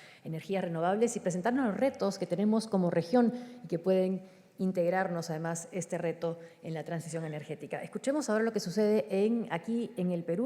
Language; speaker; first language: Spanish; native; Spanish